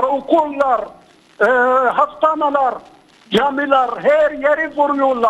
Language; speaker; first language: Turkish; non-native, fluent; Arabic